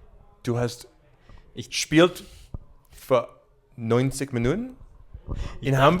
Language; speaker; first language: German; non-native, learner; English